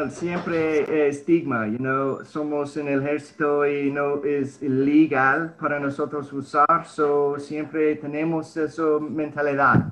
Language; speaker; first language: Spanish; early bilingual, heritage; English